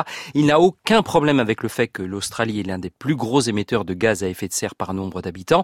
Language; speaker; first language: French; native; French